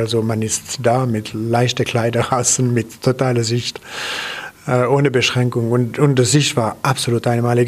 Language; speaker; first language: German; non-native, local second language; French